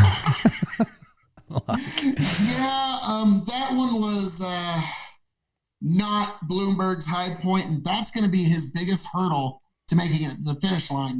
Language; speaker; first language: English; native; English